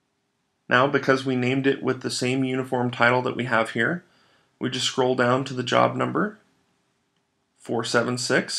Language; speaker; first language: English; native; English